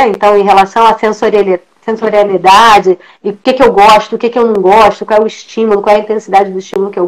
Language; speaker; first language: Portuguese; native; Portuguese